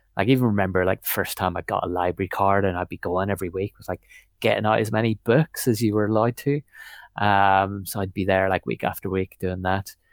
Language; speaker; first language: English; native; English